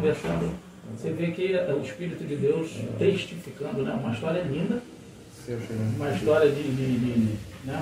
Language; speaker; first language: Portuguese; native; Portuguese